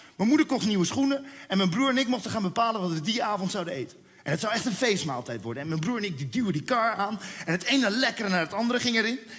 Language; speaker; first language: Dutch; early bilingual, other home language; Spanish